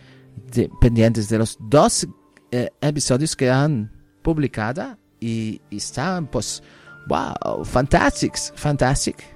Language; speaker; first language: Spanish; non-native, learner; English